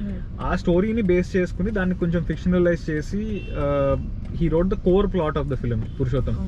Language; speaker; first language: Telugu; native; Telugu